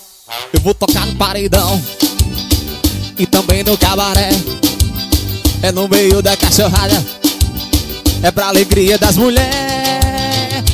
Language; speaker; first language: Portuguese; native; Portuguese